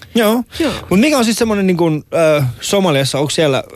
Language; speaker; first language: Finnish; early bilingual, other home language; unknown